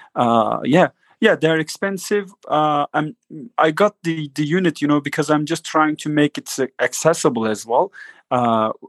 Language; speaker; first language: English; non-native, fluent; Turkish